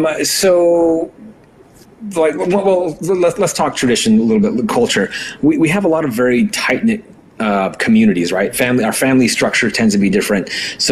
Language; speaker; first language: English; early bilingual, other home language; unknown